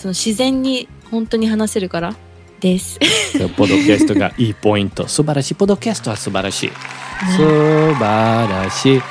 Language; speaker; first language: Japanese; non-native, learner; Portuguese